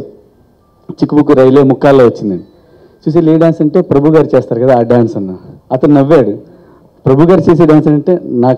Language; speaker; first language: Telugu; native; Telugu